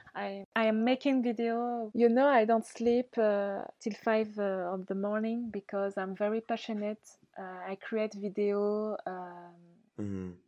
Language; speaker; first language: English; non-native, learner; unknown